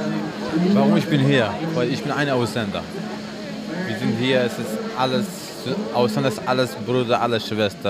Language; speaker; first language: German; non-native, learner; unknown